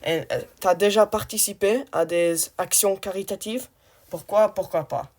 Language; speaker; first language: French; non-native, learner; English